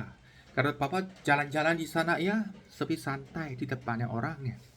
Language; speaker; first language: Indonesian; non-native, learner; Chinese